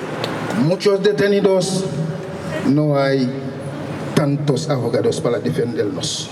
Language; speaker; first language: Spanish; non-native, local second language; Haitian Creole